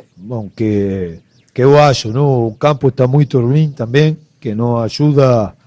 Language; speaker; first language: Portuguese; non-native, local second language; Spanish